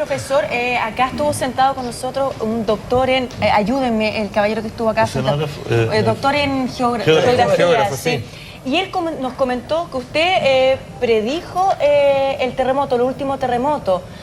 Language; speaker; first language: Spanish; native; Spanish